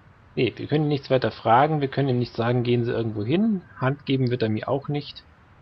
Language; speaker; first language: German; native; German